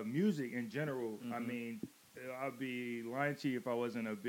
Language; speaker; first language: English; native; English